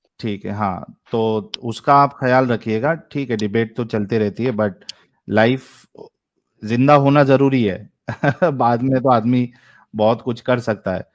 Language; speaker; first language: Hindi; native; Hindi